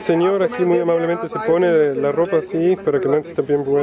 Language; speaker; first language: Spanish; native; Spanish